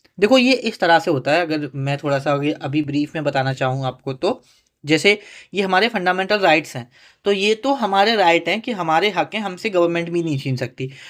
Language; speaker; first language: Hindi; native; Hindi